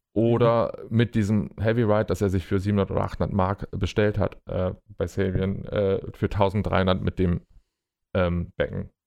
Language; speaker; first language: German; native; German